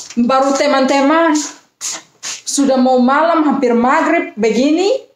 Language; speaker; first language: Indonesian; native; Indonesian